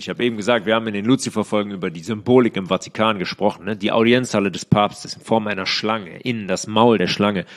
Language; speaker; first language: German; native; German